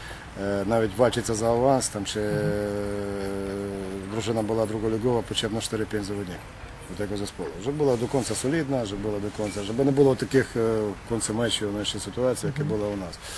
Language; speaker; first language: Polish; non-native, learner; Ukrainian